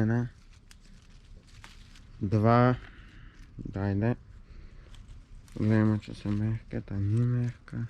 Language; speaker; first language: Slovenian; early bilingual, other home language; Polish